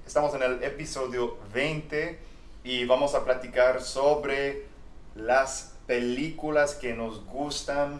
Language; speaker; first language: Spanish; non-native, fluent; English